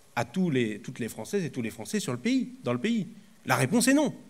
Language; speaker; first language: French; native; French